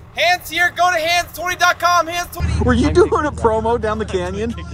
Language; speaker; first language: English; native; English